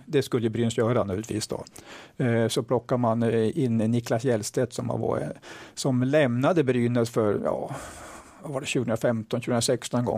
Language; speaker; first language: Swedish; native; Swedish